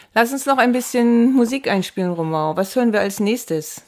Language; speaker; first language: German; native; German